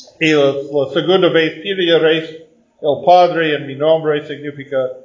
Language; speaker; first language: Spanish; non-native, fluent; Portuguese